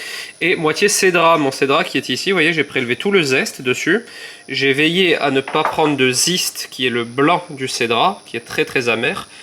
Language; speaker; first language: French; native; French